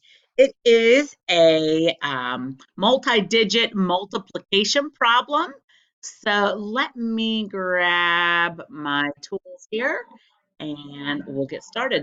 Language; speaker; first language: English; native; English